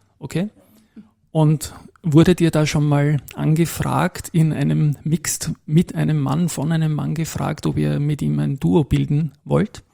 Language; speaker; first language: German; native; German